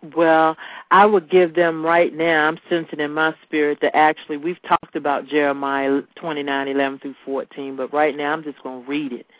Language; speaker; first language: English; native; English